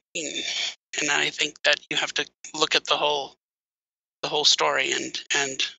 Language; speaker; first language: English; native; English